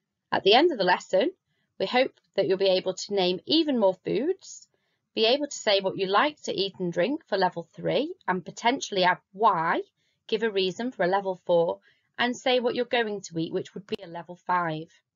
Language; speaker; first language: English; native; English